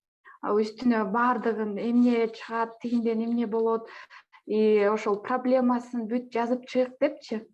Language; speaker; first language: Kyrgyz; native; Kyrgyz